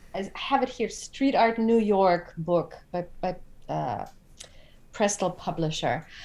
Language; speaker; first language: English; non-native, fluent; German